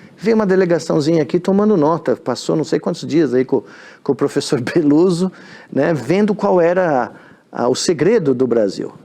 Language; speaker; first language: Portuguese; native; Portuguese